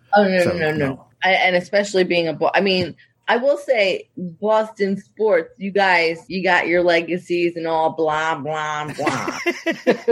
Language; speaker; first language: English; native; English